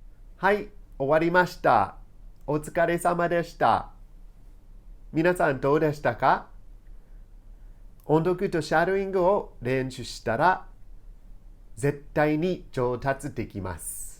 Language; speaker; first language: Japanese; non-native, fluent; English